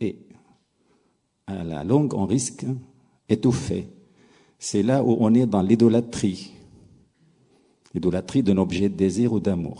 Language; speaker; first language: French; non-native, local second language; Arabic